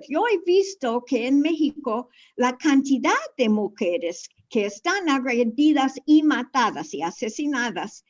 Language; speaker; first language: Spanish; non-native, fluent; English